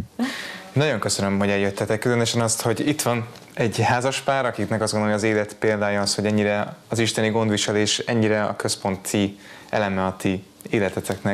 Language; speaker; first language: Hungarian; native; Hungarian